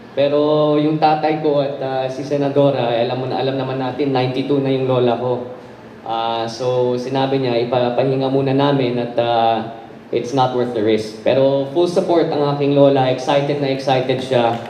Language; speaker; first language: Filipino; native; Filipino